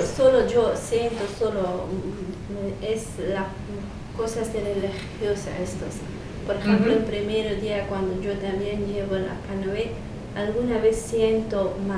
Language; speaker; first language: Spanish; non-native, learner; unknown